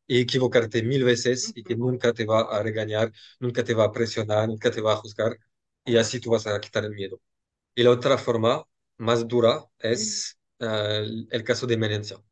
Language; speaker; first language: Spanish; non-native, fluent; French